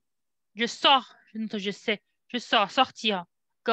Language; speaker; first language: French; non-native, fluent; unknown